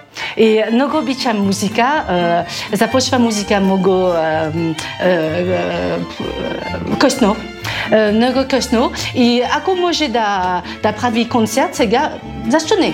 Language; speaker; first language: Bulgarian; non-native, learner; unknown